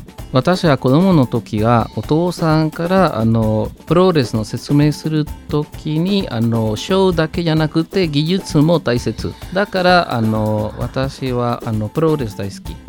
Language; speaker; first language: Japanese; non-native, learner; Spanish